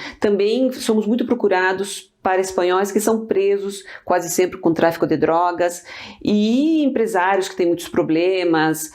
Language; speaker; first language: Portuguese; early bilingual, other home language; Spanish